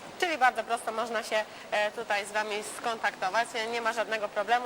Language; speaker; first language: Polish; native; Polish